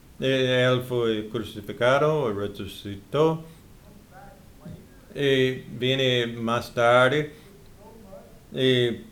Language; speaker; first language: Spanish; non-native, learner; English